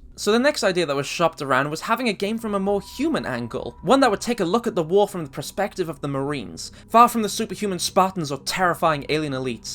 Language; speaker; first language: English; native; English